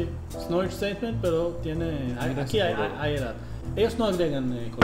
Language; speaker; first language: Spanish; non-native, fluent; English